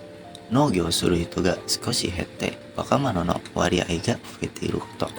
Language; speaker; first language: Japanese; non-native, learner; Indonesian